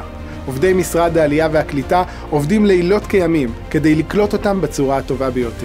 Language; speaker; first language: Hebrew; native; Hebrew